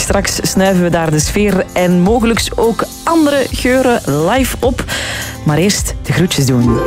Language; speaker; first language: Dutch; native; Dutch